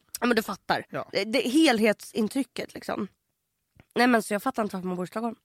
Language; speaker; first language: Swedish; native; Swedish